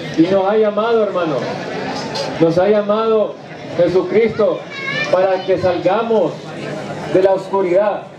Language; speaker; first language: Spanish; non-native, fluent; English